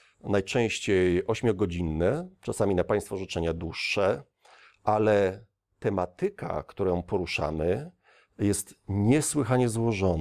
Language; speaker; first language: Polish; native; Polish